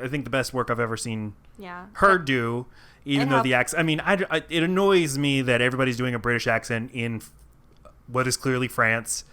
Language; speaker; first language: English; native; English